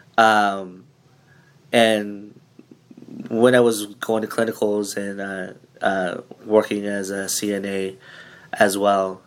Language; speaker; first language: English; early bilingual, other home language; Filipino